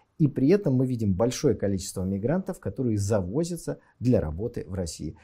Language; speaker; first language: Russian; native; Russian